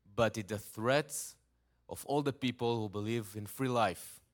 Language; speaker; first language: English; non-native, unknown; Hebrew